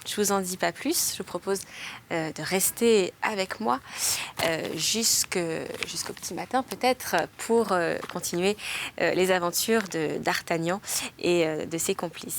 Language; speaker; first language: French; native; French